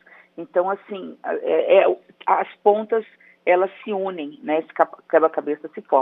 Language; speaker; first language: Portuguese; native; Portuguese